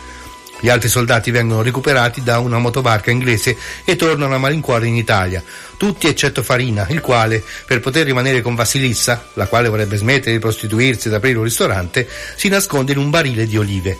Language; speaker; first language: Italian; native; Italian